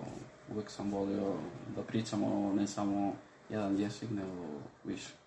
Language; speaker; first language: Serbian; early bilingual, heritage; Spanish